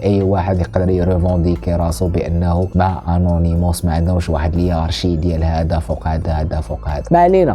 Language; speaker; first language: Arabic; native; Arabic